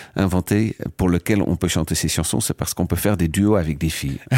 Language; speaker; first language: French; non-native, fluent; Dutch